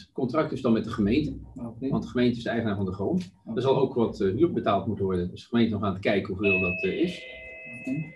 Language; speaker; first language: Dutch; native; Dutch